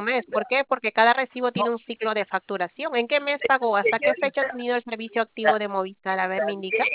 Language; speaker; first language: Spanish; native; Spanish